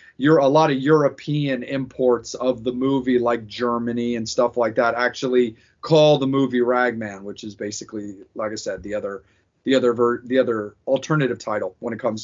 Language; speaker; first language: English; native; English